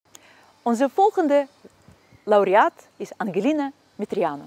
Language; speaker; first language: Dutch; non-native, fluent; Russian